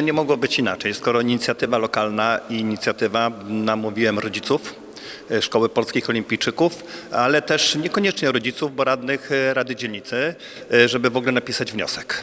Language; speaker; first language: Polish; native; Polish